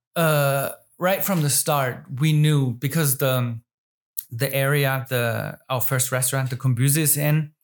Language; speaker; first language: English; non-native, fluent; German